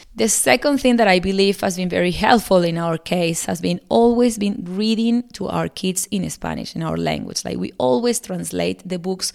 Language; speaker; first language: English; non-native, fluent; Spanish